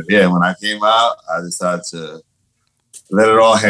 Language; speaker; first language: English; non-native, fluent; Spanish